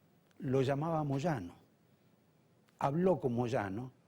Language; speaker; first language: Spanish; native; Spanish